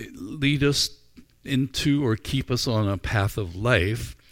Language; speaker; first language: English; native; English